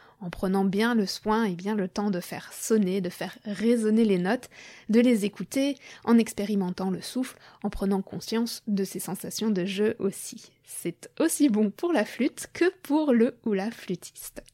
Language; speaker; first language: French; native; French